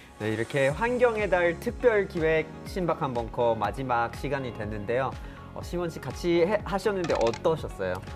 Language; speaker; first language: Korean; native; Korean